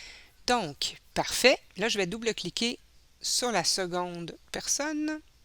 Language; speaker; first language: French; native; French